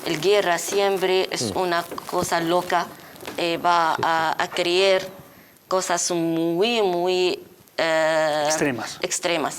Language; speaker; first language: Spanish; non-native, learner; Arabic